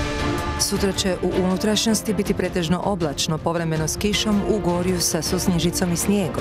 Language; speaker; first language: Serbian; native; Serbian